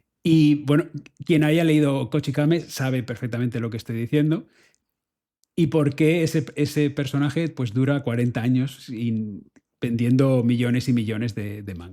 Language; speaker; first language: Spanish; native; Spanish